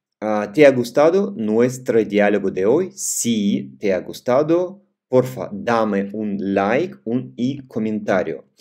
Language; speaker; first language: Spanish; non-native, fluent; Russian